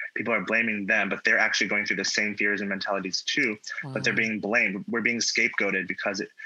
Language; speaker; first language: English; native; English